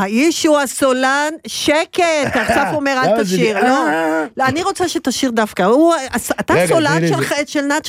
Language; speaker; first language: Hebrew; native; Hebrew